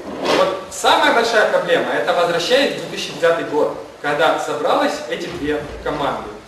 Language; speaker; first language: Russian; non-native, local second language; Ukrainian